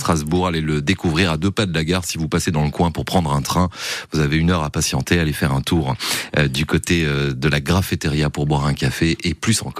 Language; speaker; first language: French; native; French